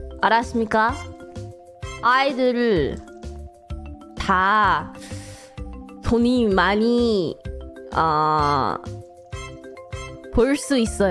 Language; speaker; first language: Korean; non-native, learner; English